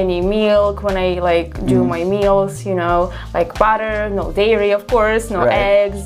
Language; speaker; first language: English; non-native, fluent; Russian